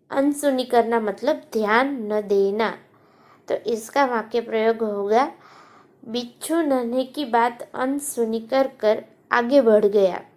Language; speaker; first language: Hindi; non-native, local second language; Gujarati